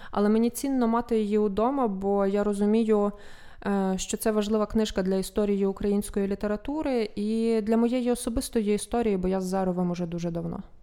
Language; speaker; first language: Ukrainian; native; Ukrainian